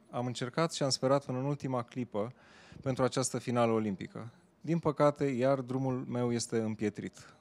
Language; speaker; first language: Romanian; native; Romanian